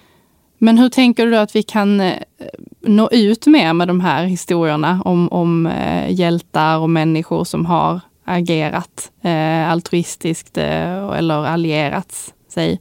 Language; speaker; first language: Swedish; native; Swedish